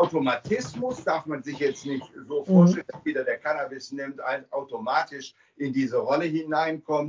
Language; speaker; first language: German; native; German